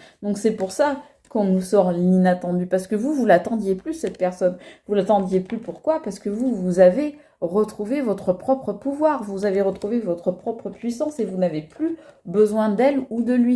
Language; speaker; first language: French; native; French